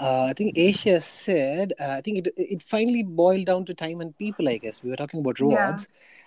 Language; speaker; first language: English; non-native, local second language; Tamil